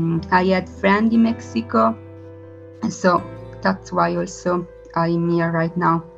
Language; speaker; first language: English; non-native, learner; Italian